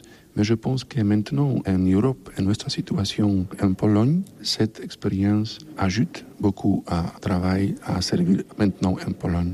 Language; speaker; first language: French; non-native, learner; Polish